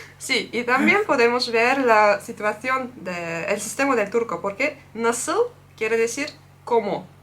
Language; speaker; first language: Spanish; non-native, fluent; Turkish